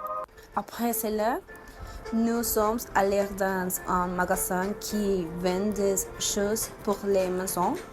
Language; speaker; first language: French; non-native, learner; Spanish